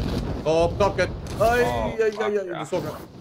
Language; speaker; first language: Swedish; native; Swedish